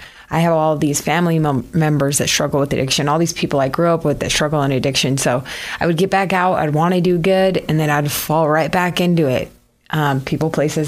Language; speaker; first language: English; native; English